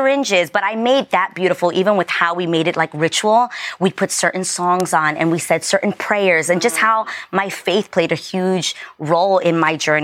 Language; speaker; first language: English; native; English